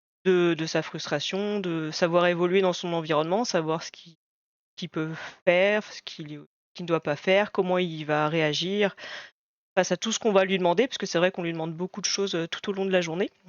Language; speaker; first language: French; native; French